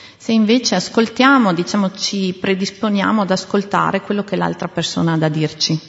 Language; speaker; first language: Italian; native; Italian